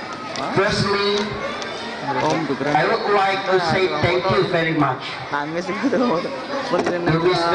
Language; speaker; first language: English; non-native, learner; Indonesian